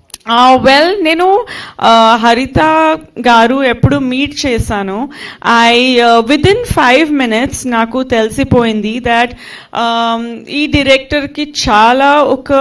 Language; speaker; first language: Telugu; non-native, fluent; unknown